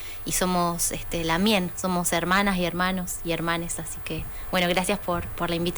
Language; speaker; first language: Spanish; native; Spanish